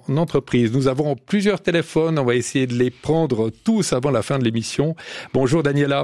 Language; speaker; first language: French; native; French